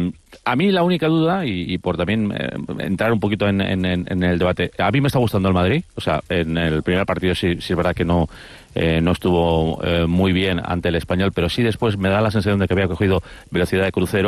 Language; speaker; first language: Spanish; native; Spanish